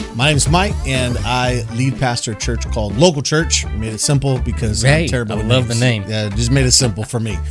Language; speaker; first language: English; native; English